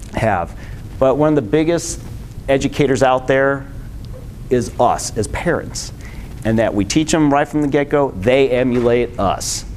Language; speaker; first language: English; native; English